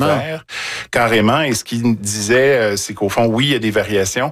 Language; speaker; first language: French; native; French